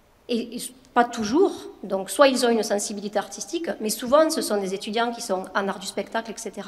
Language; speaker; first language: French; native; French